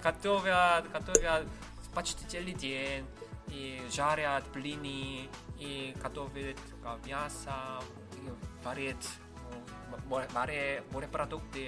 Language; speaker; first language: Russian; non-native, learner; Korean